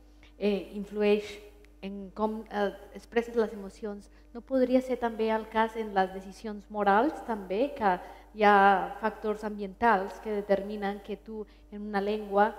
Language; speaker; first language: Catalan; non-native, fluent; Spanish